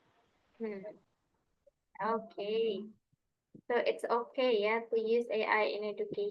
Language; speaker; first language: English; non-native, fluent; Indonesian